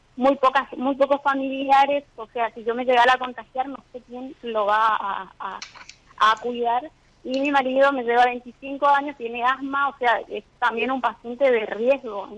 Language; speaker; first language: Spanish; native; Spanish